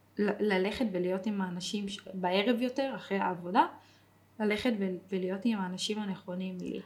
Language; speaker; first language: Hebrew; native; Hebrew